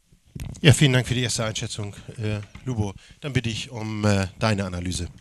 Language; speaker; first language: German; native; German